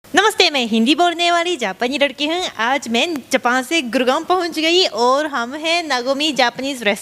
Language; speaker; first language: Hindi; non-native, fluent; Japanese